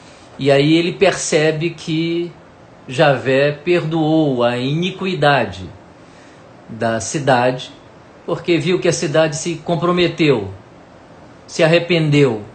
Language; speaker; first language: Portuguese; native; Portuguese